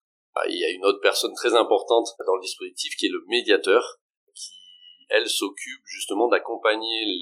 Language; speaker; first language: French; native; French